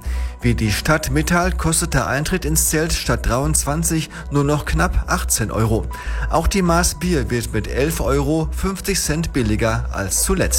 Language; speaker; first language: German; native; German